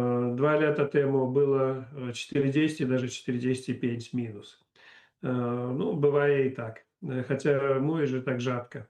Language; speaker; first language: Polish; non-native, learner; Belarusian